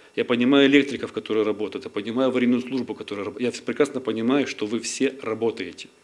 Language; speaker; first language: Russian; non-native, local second language; Ukrainian